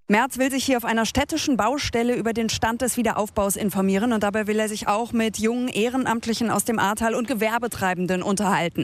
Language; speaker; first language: German; native; German